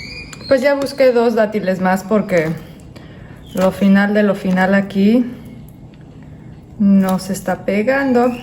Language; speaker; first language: Spanish; non-native, fluent; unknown